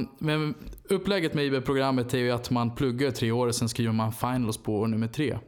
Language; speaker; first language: Swedish; non-native, fluent; Portuguese